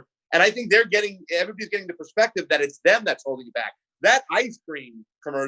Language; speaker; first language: English; native; English